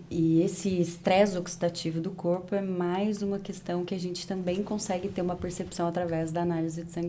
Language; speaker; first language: Portuguese; native; Portuguese